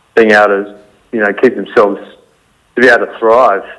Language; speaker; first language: English; native; English